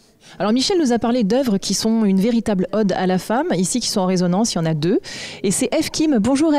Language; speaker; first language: French; native; French